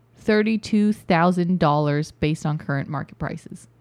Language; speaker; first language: English; early bilingual, other home language; Filipino